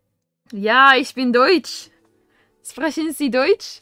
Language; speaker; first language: German; non-native, learner; Norwegian